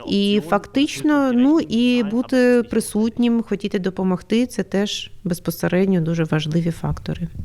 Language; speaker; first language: Ukrainian; native; Ukrainian